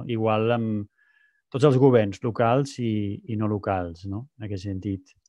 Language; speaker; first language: Catalan; non-native, local second language; Spanish